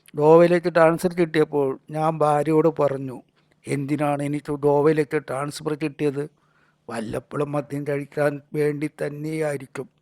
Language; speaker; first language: Malayalam; native; Malayalam